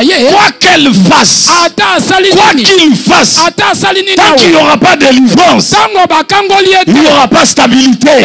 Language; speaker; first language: French; non-native, local second language; Lingala